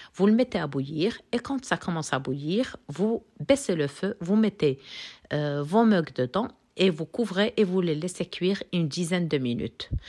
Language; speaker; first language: French; non-native, local second language; Arabic